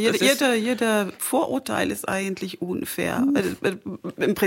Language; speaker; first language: German; non-native, fluent; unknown